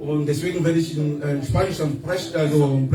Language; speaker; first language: German; non-native, fluent; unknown